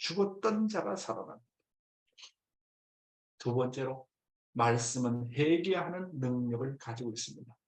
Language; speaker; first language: Korean; native; Korean